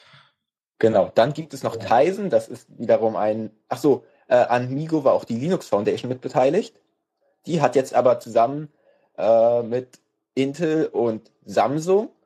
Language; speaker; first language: German; native; German